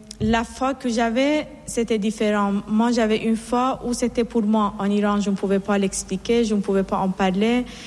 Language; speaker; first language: French; non-native, fluent; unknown